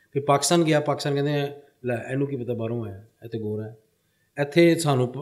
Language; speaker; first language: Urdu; early bilingual, heritage; Punjabi